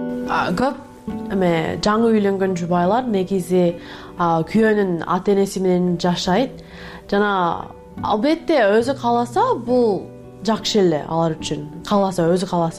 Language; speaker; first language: Kyrgyz; non-native, learner; English